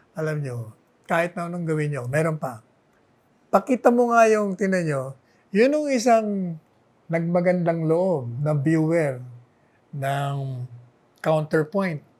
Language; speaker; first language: Filipino; non-native, local second language; Bikol